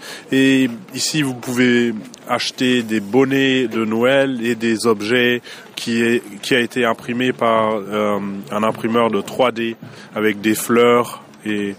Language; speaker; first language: French; non-native, fluent; German